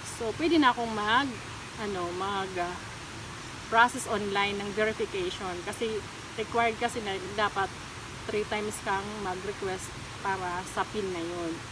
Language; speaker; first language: Filipino; non-native, local second language; Waray